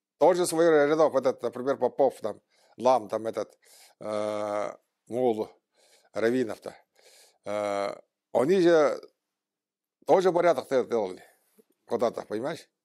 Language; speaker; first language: Russian; non-native, local second language; Tuvinian